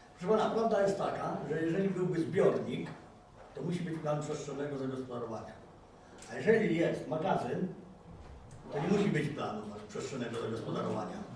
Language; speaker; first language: Polish; native; Polish